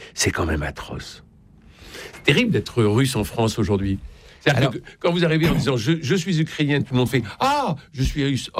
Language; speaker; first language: French; native; French